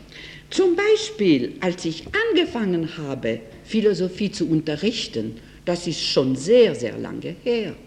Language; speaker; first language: German; non-native, fluent; French